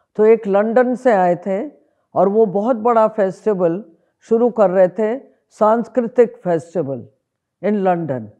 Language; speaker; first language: Hindi; native; Hindi